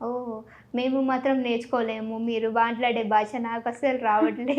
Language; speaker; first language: Telugu; native; Telugu